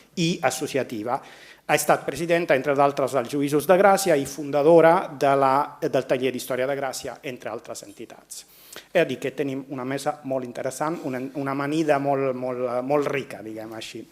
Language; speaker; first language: Catalan; non-native, fluent; Italian